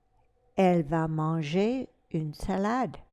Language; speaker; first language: French; non-native, fluent; English